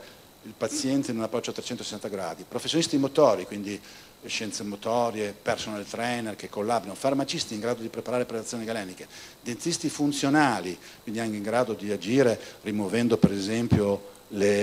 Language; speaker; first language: Italian; native; Italian